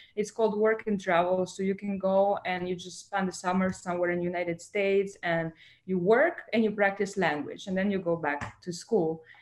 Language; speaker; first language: English; non-native, fluent; Russian